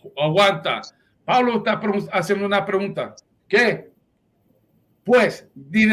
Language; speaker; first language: Spanish; early bilingual, heritage; Spanish